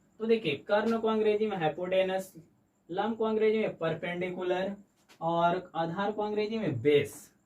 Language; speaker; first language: Hindi; native; Hindi